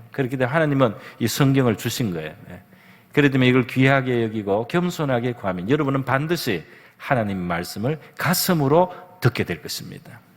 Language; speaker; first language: Korean; native; Korean